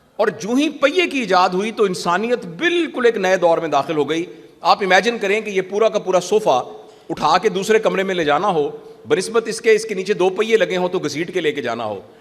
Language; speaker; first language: Urdu; native; Urdu